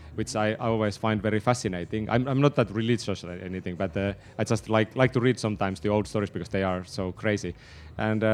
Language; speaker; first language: English; non-native, fluent; Finnish